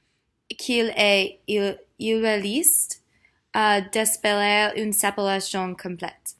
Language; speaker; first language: French; non-native, learner; English